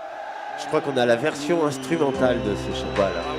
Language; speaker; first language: French; native; French